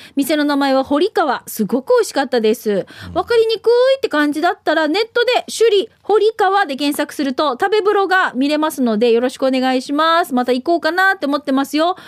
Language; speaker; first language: Japanese; native; Japanese